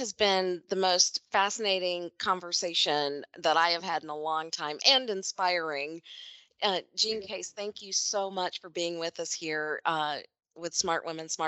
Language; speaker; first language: English; native; English